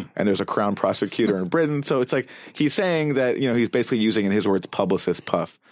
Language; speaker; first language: English; native; English